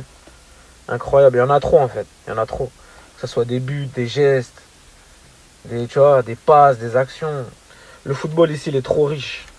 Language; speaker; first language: French; native; French